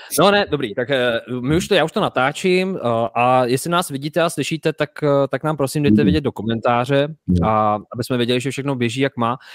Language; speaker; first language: Czech; native; Czech